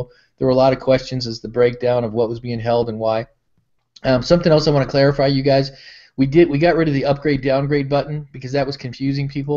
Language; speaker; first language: English; native; English